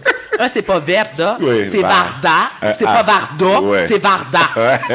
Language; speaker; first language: French; native; French